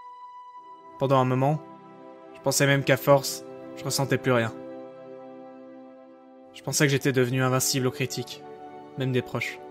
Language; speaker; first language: French; native; French